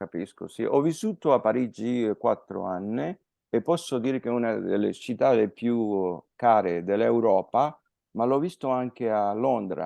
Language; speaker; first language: Italian; non-native, fluent; Spanish